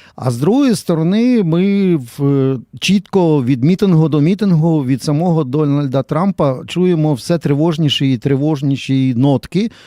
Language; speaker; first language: Ukrainian; native; Ukrainian